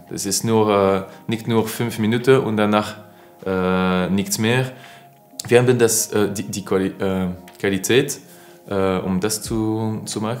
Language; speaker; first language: German; non-native, learner; French